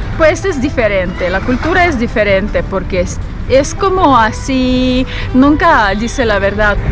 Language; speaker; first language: Spanish; non-native, fluent; Russian